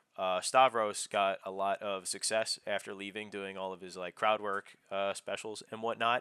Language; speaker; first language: English; native; English